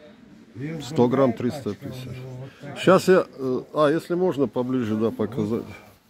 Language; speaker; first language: Russian; native; Russian